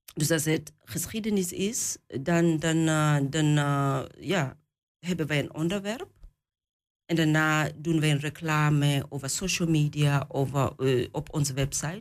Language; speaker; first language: Dutch; non-native, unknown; Swahili